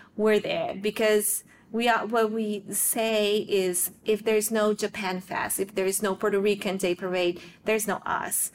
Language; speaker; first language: English; non-native, fluent; Portuguese